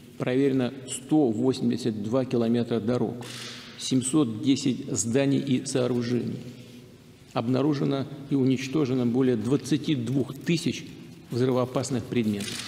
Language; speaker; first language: Russian; native; Russian